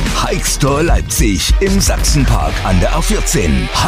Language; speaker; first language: German; native; German